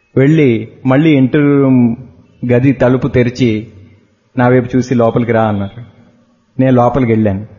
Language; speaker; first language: Telugu; native; Telugu